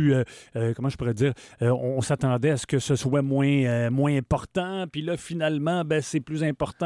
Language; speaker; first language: French; native; French